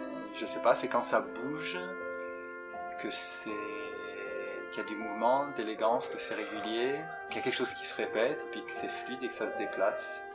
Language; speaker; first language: French; native; French